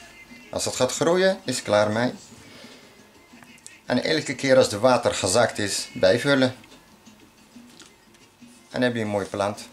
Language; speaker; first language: Dutch; non-native, learner; Arabic